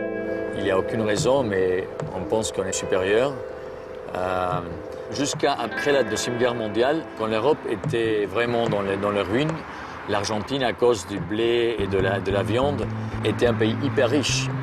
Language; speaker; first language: French; non-native, fluent; Spanish